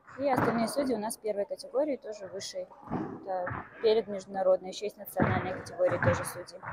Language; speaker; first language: Russian; native; Russian